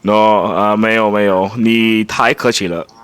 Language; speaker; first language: Chinese; non-native, learner; English